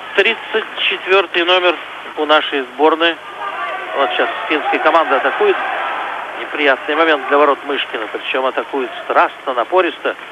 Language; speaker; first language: Russian; native; Russian